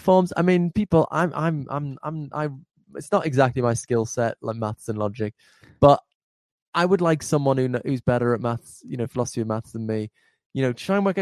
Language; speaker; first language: English; native; English